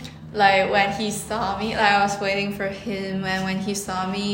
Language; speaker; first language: English; non-native, fluent; Chinese